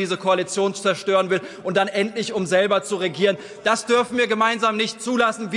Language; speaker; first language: German; early bilingual, other home language; Turkish